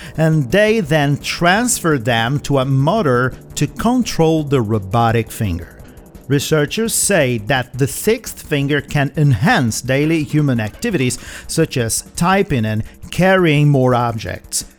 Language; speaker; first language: English; non-native, fluent; Portuguese